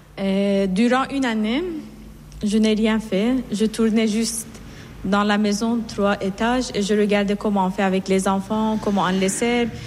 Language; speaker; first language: French; non-native, fluent; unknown